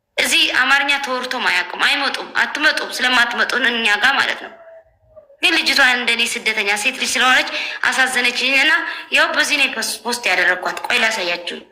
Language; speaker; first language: Amharic; non-native, local second language; Tigrinya